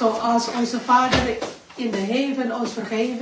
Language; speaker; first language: Dutch; non-native, learner; Indonesian